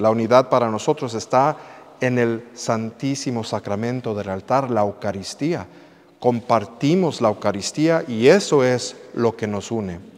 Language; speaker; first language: Spanish; early bilingual, heritage; English